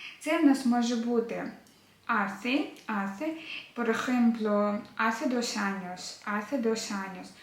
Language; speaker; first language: Spanish; non-native, fluent; Ukrainian